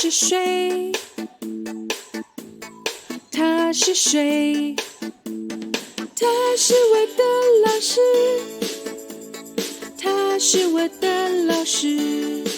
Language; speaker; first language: Chinese; non-native, fluent; Thai